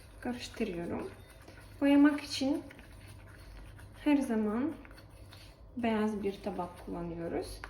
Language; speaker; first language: Turkish; non-native, learner; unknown